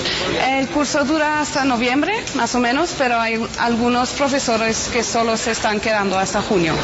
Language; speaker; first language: Spanish; non-native, fluent; English